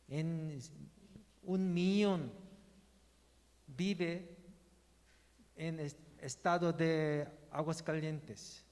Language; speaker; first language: Spanish; non-native, learner; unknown